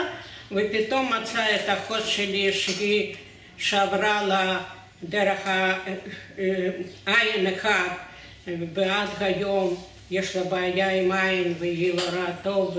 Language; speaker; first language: Hebrew; non-native, fluent; Russian